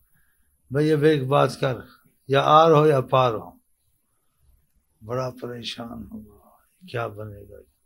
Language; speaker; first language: Urdu; native; Urdu